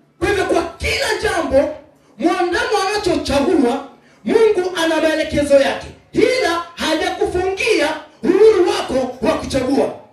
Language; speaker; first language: Swahili; non-native, local second language; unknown